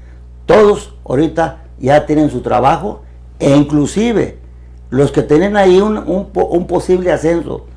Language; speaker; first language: Spanish; native; Spanish